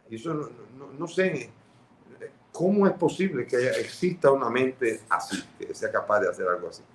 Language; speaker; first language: Spanish; early bilingual, other home language; Catalan